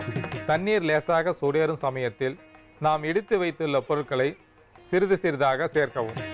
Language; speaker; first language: Tamil; native; Tamil